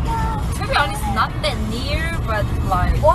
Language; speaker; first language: English; non-native, learner; Korean